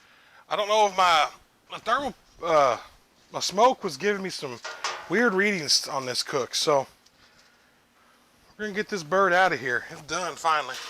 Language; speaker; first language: English; native; English